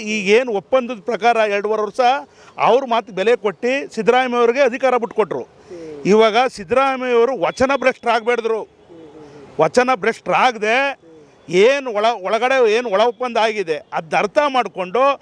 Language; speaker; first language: Kannada; native; Kannada